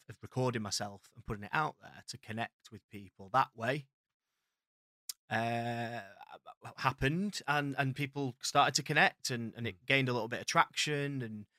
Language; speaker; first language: English; native; English